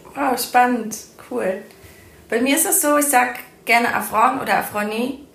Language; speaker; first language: German; early bilingual, other home language; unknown